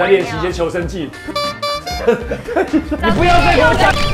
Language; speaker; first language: Chinese; native; Chinese